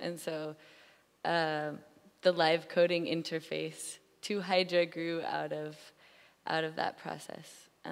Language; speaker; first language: English; native; English